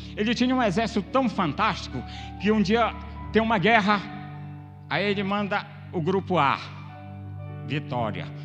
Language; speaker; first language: Portuguese; native; Portuguese